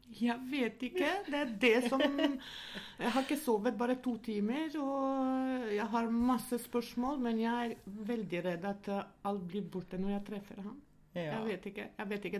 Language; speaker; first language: Norwegian; non-native, fluent; Albanian